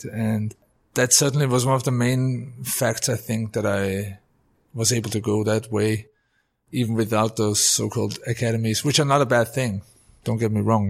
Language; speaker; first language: English; non-native, fluent; German